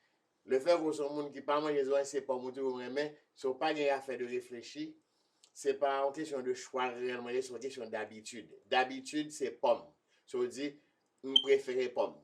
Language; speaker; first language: French; non-native, local second language; Haitian Creole